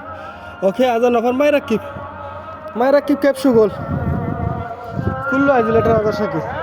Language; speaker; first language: Arabic; non-native, learner; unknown